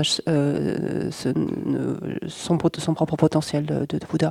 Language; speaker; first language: French; native; French